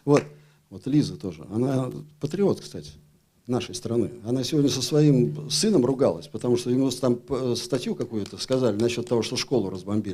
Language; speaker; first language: Russian; native; Russian